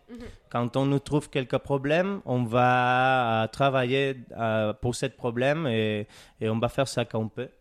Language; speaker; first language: French; non-native, learner; Catalan